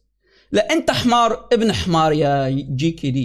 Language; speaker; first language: Arabic; native; Arabic